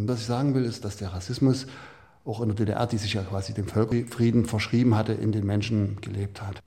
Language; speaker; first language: German; native; German